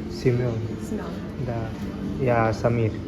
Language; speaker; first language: Russian; non-native, learner; Kannada